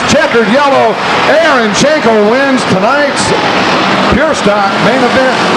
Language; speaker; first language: English; native; English